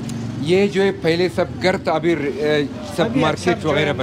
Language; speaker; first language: Hindi; non-native, local second language; Persian